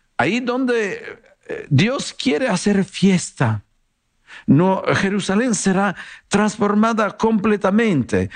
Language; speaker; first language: Spanish; non-native, fluent; Italian